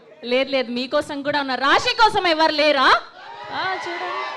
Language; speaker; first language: Telugu; native; Telugu